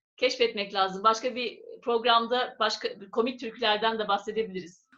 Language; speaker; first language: Turkish; native; Turkish